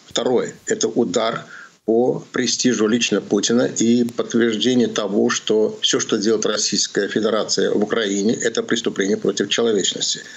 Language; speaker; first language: Russian; non-native, local second language; Azerbaijani